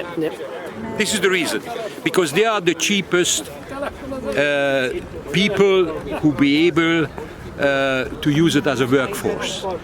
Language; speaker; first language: English; non-native, fluent; Hungarian